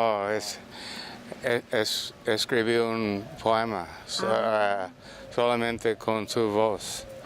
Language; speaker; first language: Spanish; non-native, learner; English